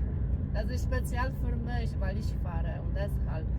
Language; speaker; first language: German; non-native, learner; Polish